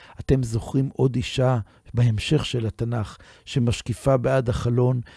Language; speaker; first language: Hebrew; native; Hebrew